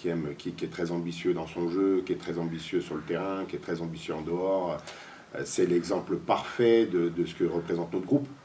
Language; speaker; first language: French; native; French